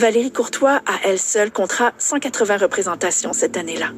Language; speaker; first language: French; native; French